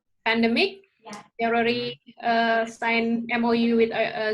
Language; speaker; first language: English; non-native, local second language; Indonesian